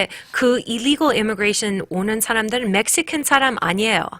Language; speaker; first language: Korean; early bilingual, heritage; English